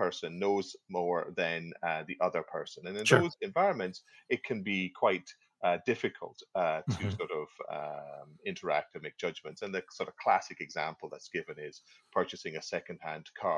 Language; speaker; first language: English; native; English